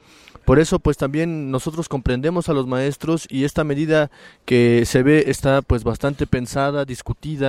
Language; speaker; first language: Spanish; native; Spanish